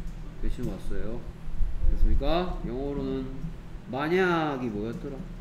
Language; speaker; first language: Korean; native; Korean